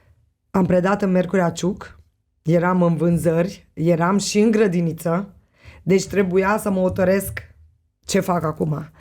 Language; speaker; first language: Romanian; non-native, local second language; Hungarian